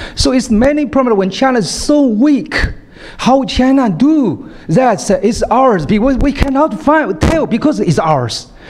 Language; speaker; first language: English; non-native, fluent; Chinese